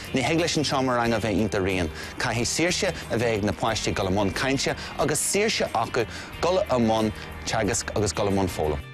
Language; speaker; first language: Irish; non-native, local second language; English